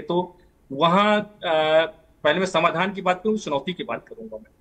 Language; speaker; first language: Hindi; native; Hindi